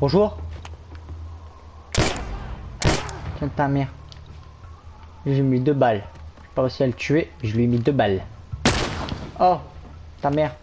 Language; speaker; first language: French; native; French